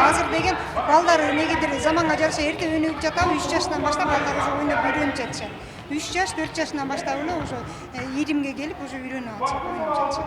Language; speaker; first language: Kyrgyz; native; Kyrgyz